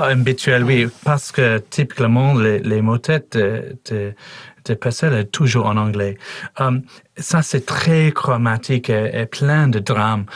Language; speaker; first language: French; non-native, learner; English